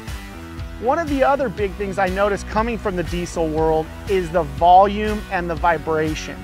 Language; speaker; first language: English; native; English